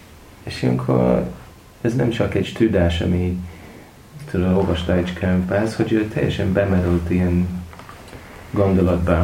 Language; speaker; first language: Hungarian; non-native, learner; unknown